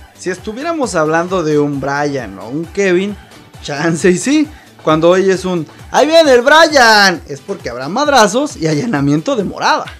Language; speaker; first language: Spanish; native; Spanish